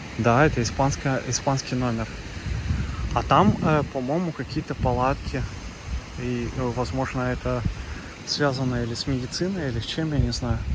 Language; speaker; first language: Russian; native; Russian